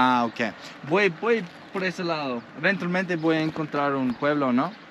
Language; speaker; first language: Spanish; non-native, learner; English